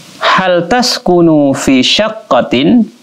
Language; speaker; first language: Arabic; non-native, fluent; Indonesian